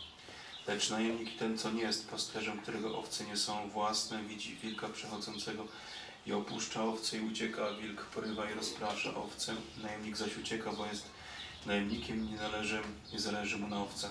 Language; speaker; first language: Polish; native; Polish